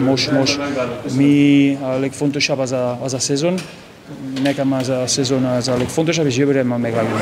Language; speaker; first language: Hungarian; non-native, local second language; Spanish